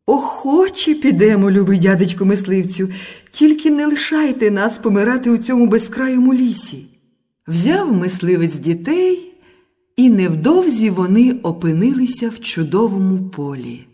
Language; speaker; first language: Ukrainian; native; Ukrainian